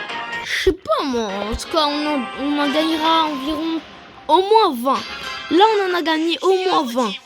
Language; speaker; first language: French; native; French